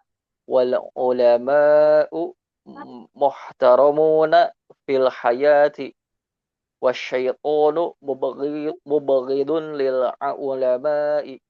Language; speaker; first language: Arabic; non-native, learner; Indonesian